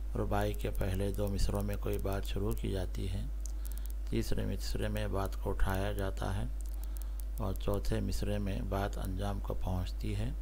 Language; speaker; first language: Urdu; native; Urdu